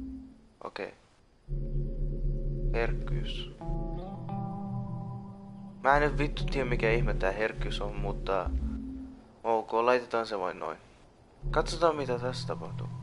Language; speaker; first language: Finnish; non-native, fluent; Persian